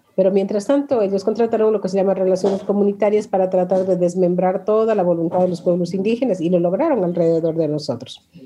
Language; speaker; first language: Spanish; non-native, local second language; Quechua